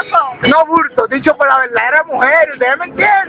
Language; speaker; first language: Spanish; native; Spanish